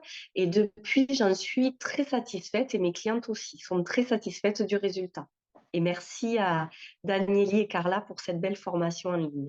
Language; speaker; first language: French; native; French